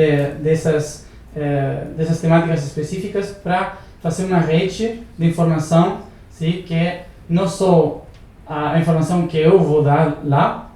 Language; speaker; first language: Portuguese; non-native, learner; Spanish